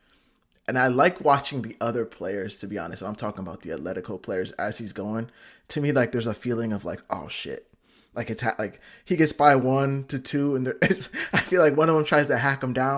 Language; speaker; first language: English; native; English